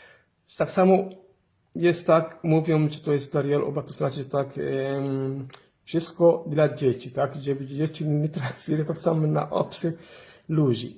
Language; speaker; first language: Polish; non-native, fluent; Somali